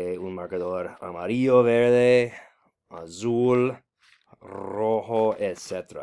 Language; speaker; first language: Spanish; non-native, fluent; English